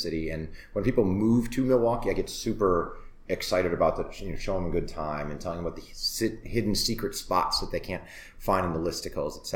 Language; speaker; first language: English; native; English